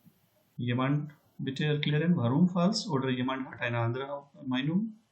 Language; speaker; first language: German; non-native, learner; Hindi